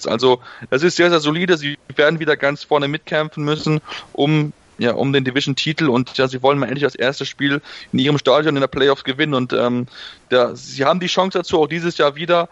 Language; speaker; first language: German; native; German